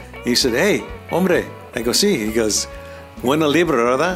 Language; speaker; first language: Spanish; non-native, learner; English